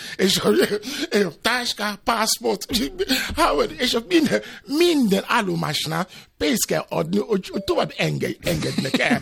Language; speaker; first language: Hungarian; non-native, fluent; Yoruba